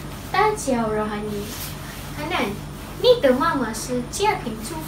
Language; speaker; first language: Chinese; non-native, learner; Malay